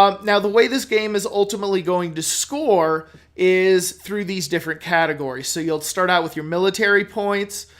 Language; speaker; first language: English; native; English